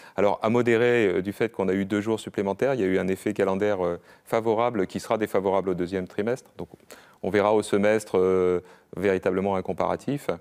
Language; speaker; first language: French; native; French